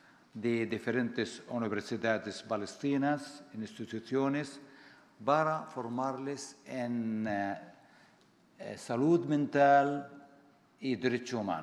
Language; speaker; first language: Spanish; non-native, fluent; Arabic